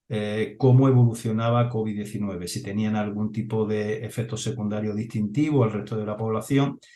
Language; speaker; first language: Spanish; native; Spanish